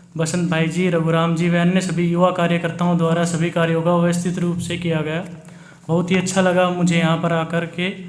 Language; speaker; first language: Hindi; native; Hindi